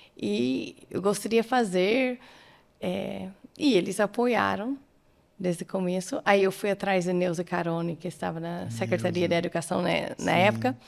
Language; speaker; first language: Portuguese; non-native, fluent; English